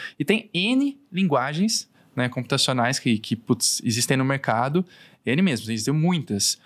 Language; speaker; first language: Portuguese; native; Portuguese